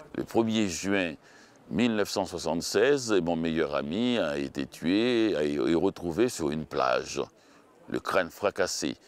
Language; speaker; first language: French; native; French